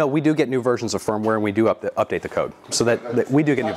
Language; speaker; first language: English; native; English